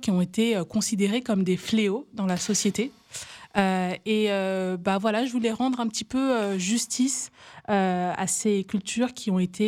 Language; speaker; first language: French; native; French